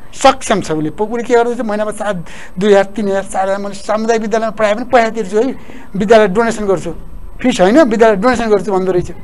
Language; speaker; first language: Nepali; native; Nepali